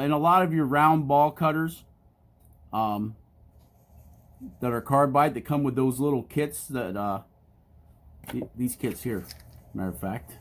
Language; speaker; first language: English; native; English